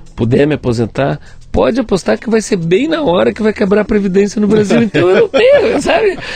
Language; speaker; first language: Portuguese; native; Portuguese